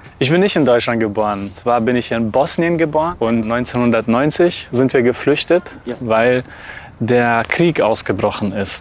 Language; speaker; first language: German; early bilingual, other home language; Serbian